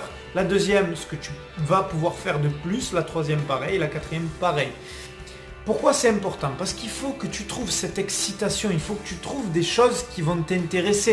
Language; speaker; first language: French; native; French